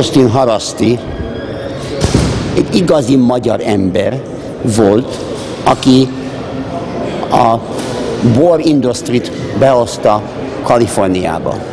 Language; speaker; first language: Hungarian; early bilingual, heritage; Hungarian